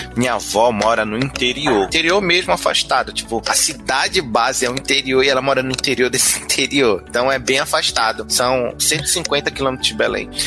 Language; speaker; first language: Portuguese; native; Portuguese